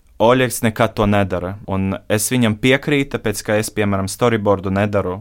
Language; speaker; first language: Latvian; non-native, local second language; Russian